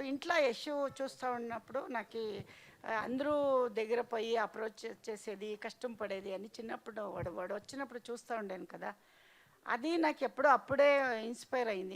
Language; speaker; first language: Telugu; non-native, learner; Kannada